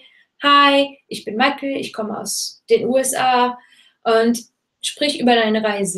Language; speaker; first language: German; non-native, fluent; English